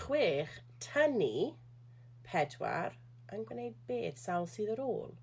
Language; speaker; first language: Welsh; non-native, local second language; English